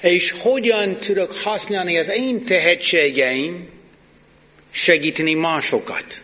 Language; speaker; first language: Hungarian; non-native, fluent; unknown